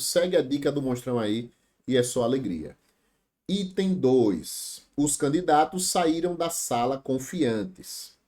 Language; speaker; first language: Portuguese; native; Portuguese